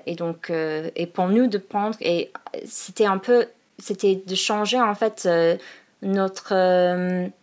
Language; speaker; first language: French; non-native, learner; English